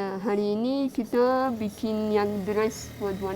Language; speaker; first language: Indonesian; non-native, fluent; Persian